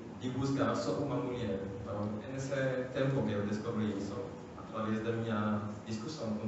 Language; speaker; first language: Portuguese; non-native, fluent; French